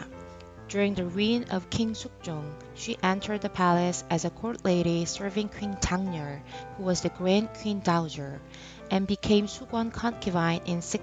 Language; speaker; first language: English; non-native, fluent; Korean